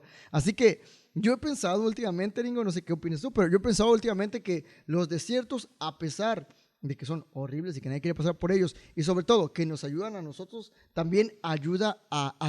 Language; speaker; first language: Spanish; native; Spanish